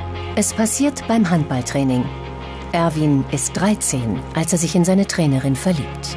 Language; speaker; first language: German; native; German